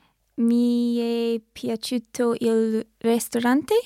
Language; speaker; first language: Italian; non-native, learner; English